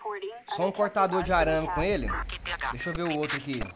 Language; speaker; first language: Portuguese; native; Portuguese